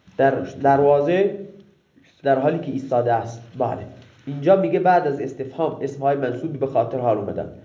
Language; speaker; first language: Persian; non-native, local second language; Baluchi